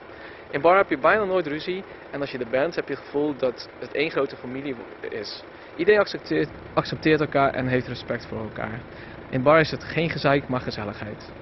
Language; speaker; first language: Dutch; native; Dutch